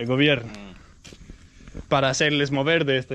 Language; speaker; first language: Spanish; non-native, learner; Danish